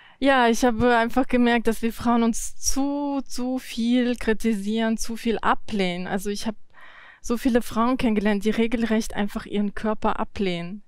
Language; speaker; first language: German; early bilingual, other home language; Russian